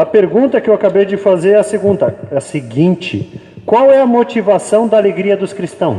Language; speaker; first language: Portuguese; native; Portuguese